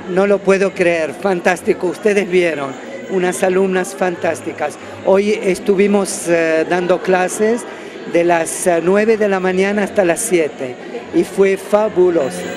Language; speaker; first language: Spanish; early bilingual, other home language; Arabic